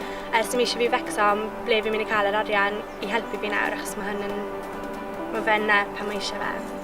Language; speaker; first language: Welsh; native; Welsh